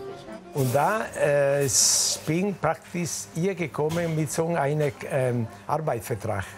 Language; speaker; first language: German; non-native, learner; Italian